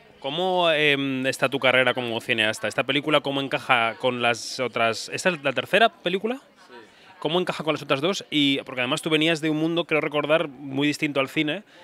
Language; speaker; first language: Spanish; native; Spanish